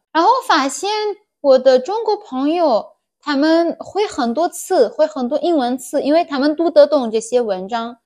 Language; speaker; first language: Chinese; non-native, fluent; Persian